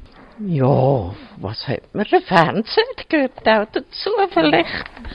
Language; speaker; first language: German; non-native, learner; French